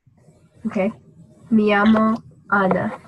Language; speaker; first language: Spanish; non-native, learner; English